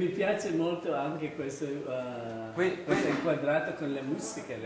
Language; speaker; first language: Italian; non-native, learner; English